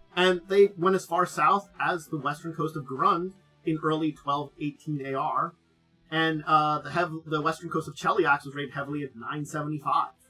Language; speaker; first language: English; native; English